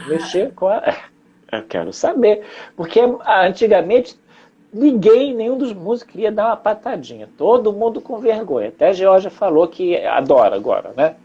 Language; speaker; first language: Portuguese; native; Portuguese